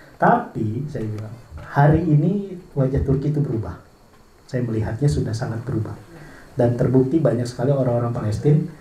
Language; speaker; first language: Indonesian; non-native, local second language; Madurese